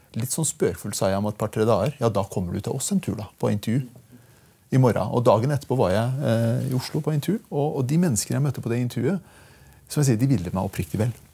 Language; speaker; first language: Norwegian; early bilingual, other home language; Persian